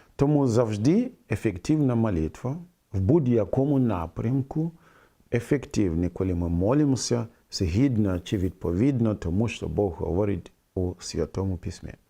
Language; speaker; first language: Ukrainian; non-native, fluent; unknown